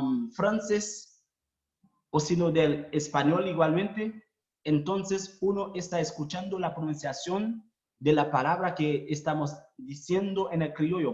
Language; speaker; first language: Spanish; non-native, fluent; Haitian Creole